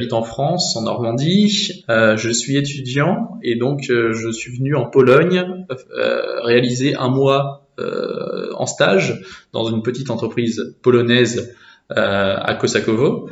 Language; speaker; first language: French; native; French